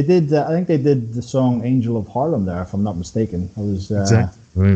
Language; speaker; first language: English; native; English